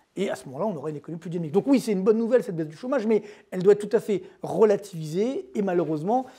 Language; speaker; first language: French; native; French